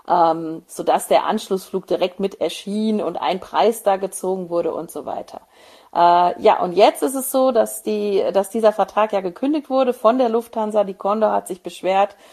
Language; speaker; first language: German; native; German